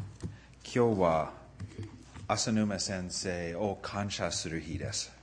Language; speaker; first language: Japanese; non-native, fluent; English